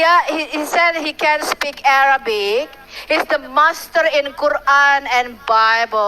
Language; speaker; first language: English; non-native, fluent; Indonesian